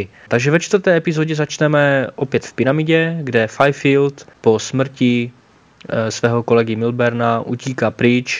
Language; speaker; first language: Czech; native; Czech